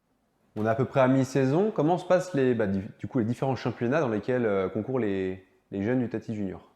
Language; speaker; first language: French; native; French